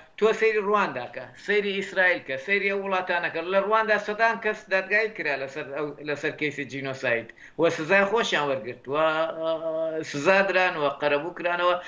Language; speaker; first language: Central Kurdish; native; Central Kurdish